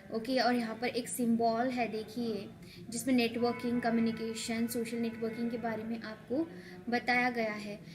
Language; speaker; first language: Hindi; non-native, local second language; Marathi